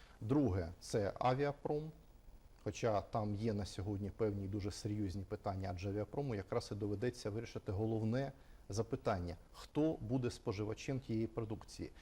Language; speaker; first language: Ukrainian; native; Ukrainian